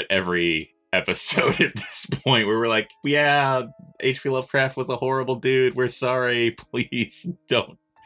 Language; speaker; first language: English; native; English